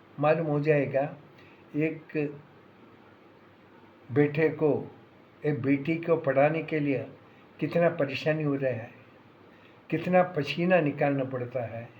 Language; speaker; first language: Hindi; non-native, local second language; Malayalam